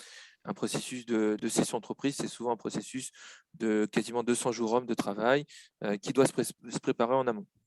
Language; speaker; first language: French; native; French